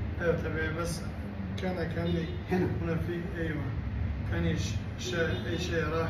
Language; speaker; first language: Arabic; non-native, learner; Tajik